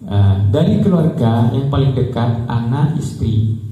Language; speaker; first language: Indonesian; native; Indonesian